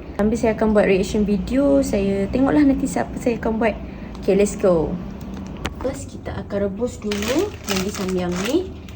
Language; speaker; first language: Malay; native; Malay